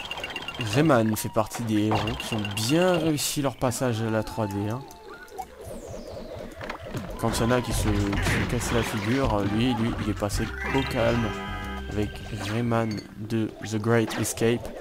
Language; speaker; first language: French; native; French